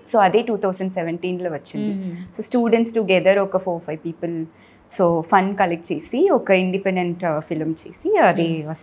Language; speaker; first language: Telugu; non-native, learner; Tamil